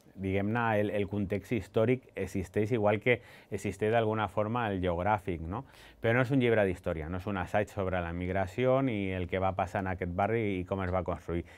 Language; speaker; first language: Catalan; non-native, local second language; Spanish